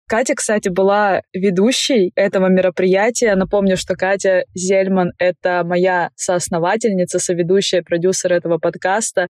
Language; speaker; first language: Russian; native; Russian